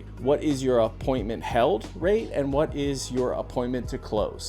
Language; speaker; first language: English; native; English